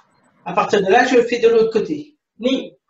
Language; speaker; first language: French; native; French